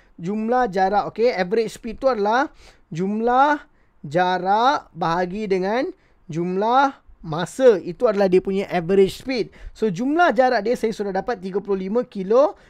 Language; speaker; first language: Malay; non-native, local second language; Tamil